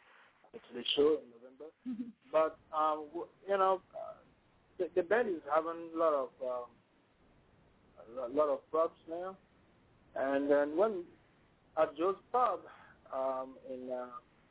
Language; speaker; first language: English; non-native, fluent; Ewe